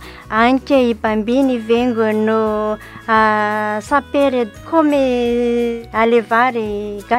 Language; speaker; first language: Italian; non-native, learner; Malagasy